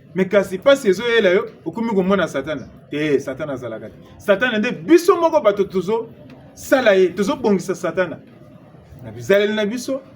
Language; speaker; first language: Lingala; non-native, local second language; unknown